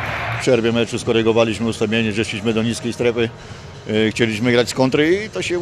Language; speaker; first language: Polish; native; Polish